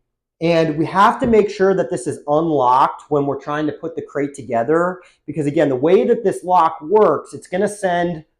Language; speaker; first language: English; native; English